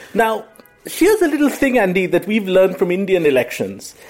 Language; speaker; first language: English; non-native, local second language; Bangla